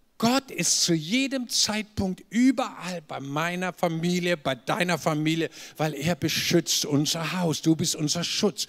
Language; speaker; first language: German; native; German